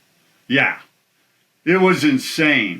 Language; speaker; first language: English; native; English